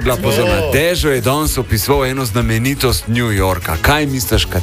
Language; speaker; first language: Slovenian; native; Slovenian